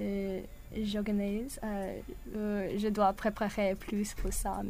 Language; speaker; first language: French; non-native, learner; English